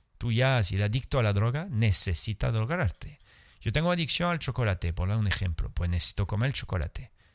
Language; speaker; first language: Spanish; non-native, fluent; French